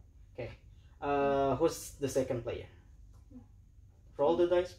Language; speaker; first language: English; non-native, learner; Indonesian